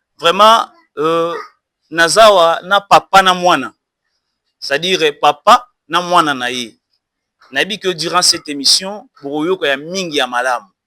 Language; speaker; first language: Lingala; native; Lingala